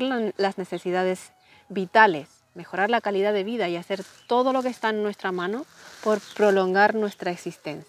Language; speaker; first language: Spanish; native; Spanish